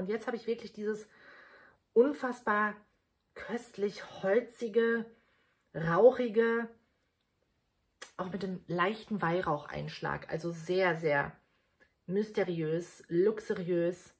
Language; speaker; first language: German; native; German